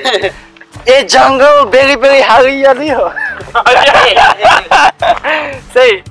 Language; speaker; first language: Hindi; non-native, learner; Bangla